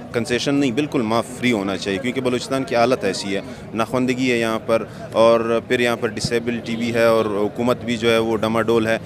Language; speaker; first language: Urdu; non-native, local second language; Pashto